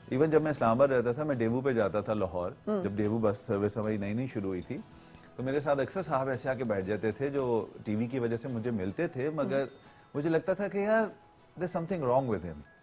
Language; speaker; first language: Urdu; native; Urdu